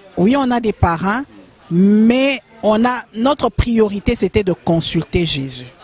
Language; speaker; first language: French; non-native, local second language; Lingala